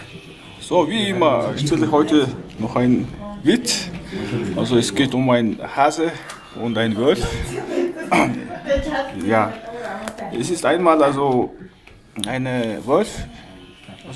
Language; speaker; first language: German; non-native, learner; Mongolian